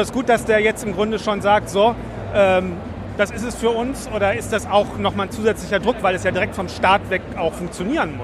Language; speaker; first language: German; native; German